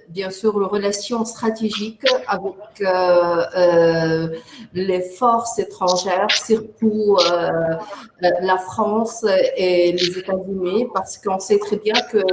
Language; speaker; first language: French; non-native, local second language; Arabic